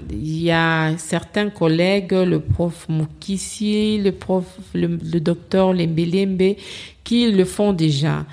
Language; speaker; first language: French; non-native, local second language; Lingala